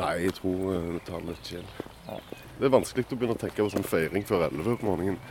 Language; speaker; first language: Norwegian; native; Norwegian